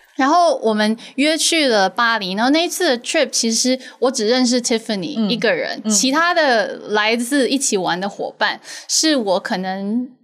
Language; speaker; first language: Chinese; native; Chinese